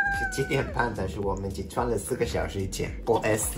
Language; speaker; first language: Chinese; non-native, learner; English